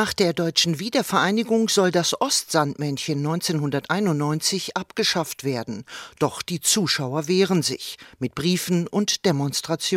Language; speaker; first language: German; native; German